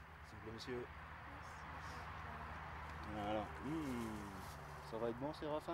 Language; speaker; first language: French; native; French